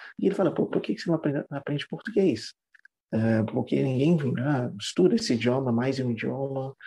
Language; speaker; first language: Portuguese; non-native, fluent; English